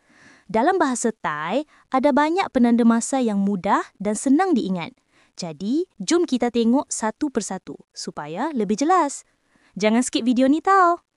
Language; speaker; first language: Malay; native; Malay